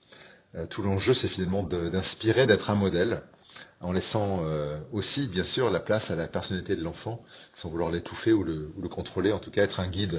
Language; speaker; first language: French; native; French